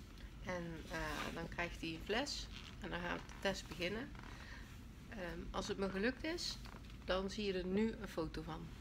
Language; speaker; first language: Dutch; native; Dutch